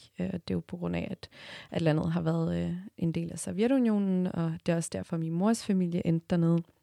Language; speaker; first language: Danish; early bilingual, other home language; Turkmen